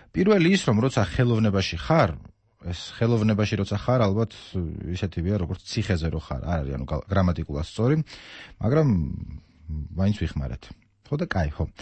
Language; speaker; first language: Georgian; native; Georgian